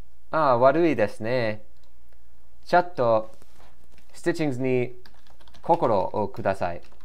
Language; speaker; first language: Japanese; non-native, learner; English